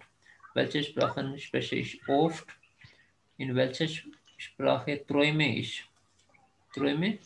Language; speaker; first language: German; non-native, fluent; Urdu